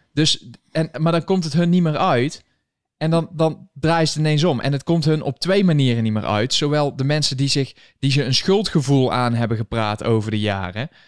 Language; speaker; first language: Dutch; native; Dutch